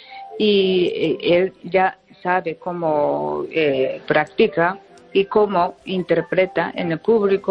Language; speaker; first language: Spanish; non-native, fluent; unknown